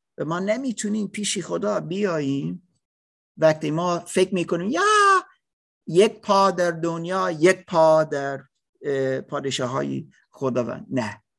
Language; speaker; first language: Persian; non-native, learner; English